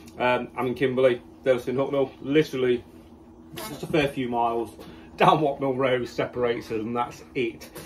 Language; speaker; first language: English; native; English